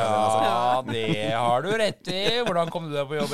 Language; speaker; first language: Norwegian; native; Norwegian